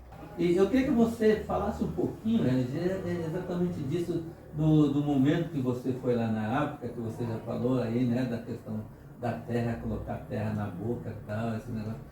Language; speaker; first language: Portuguese; native; Portuguese